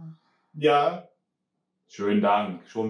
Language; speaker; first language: German; native; German